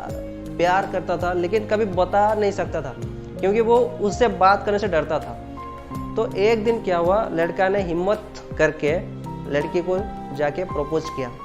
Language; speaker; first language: Hindi; non-native, local second language; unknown